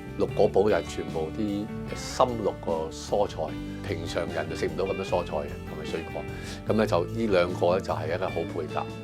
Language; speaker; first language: Cantonese; early bilingual, heritage; Cantonese